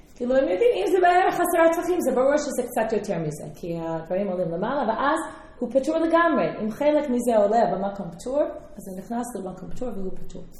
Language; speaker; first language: Hebrew; non-native, fluent; English